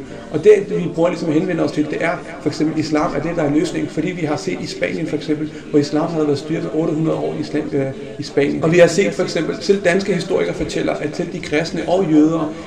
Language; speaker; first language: Danish; early bilingual, other home language; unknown